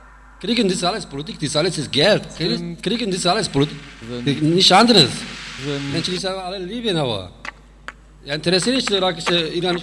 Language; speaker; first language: German; non-native, learner; Turkish